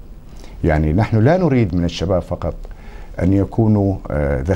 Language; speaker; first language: Arabic; native; Arabic